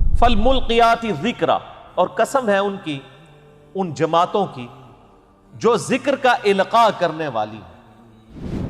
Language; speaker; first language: Urdu; non-native, local second language; Punjabi